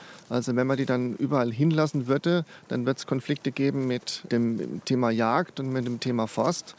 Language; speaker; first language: German; native; German